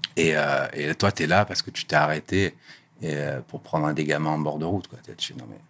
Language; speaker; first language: French; native; French